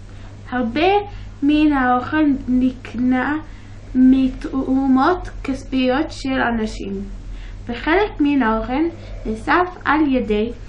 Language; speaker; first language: Hebrew; early bilingual, other home language; English